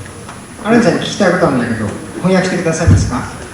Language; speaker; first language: Japanese; native; Japanese